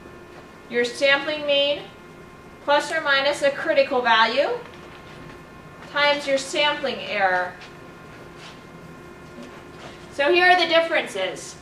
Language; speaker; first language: English; native; English